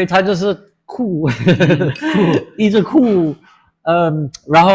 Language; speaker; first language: Chinese; non-native, fluent; English